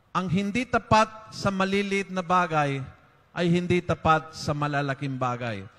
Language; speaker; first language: Filipino; non-native, fluent; Spanish